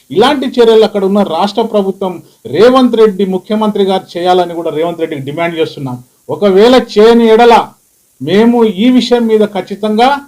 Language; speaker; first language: Telugu; non-native, local second language; Lambadi